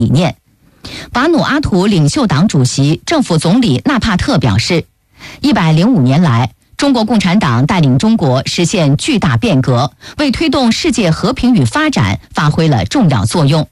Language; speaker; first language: Chinese; native; Chinese